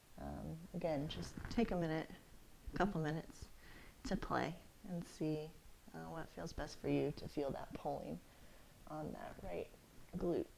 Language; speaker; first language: English; native; English